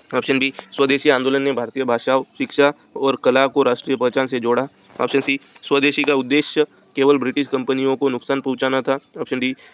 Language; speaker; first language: Hindi; non-native, local second language; Marathi